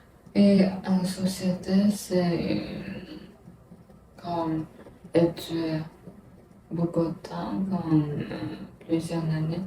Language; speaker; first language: French; non-native, learner; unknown